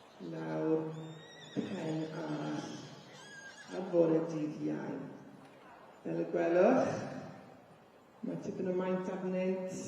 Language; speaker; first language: Welsh; native; Welsh